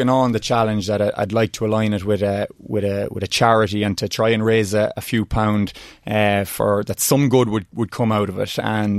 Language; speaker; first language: English; native; English